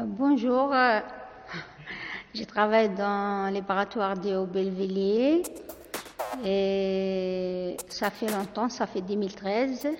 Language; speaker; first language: French; non-native, learner; Arabic